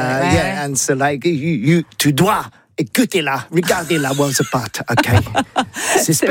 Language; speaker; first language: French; non-native, learner; English